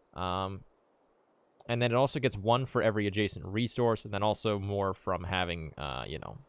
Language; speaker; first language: English; native; English